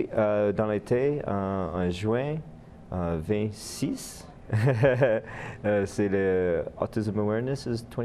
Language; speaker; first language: French; non-native, learner; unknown